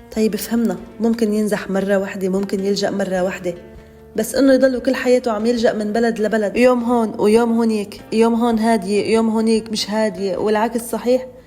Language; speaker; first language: Arabic; native; Arabic